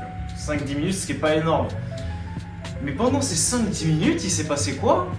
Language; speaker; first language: French; native; French